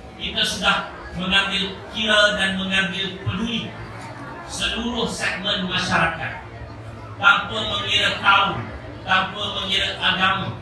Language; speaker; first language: Malay; native; Malay